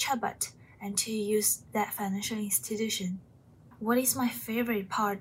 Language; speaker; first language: English; non-native, fluent; Chinese